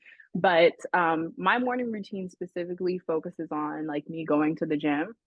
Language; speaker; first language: English; native; English